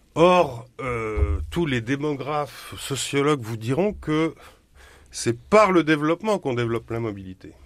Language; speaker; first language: French; native; French